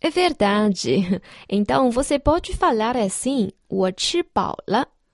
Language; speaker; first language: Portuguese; non-native, fluent; Chinese